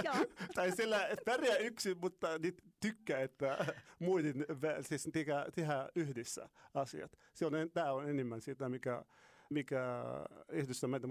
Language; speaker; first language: Finnish; non-native, fluent; Arabic